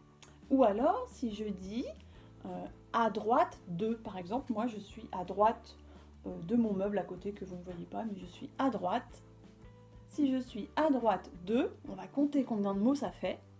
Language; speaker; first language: French; native; French